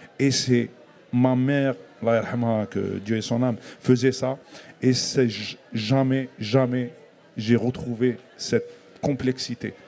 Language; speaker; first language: French; non-native, local second language; Kabyle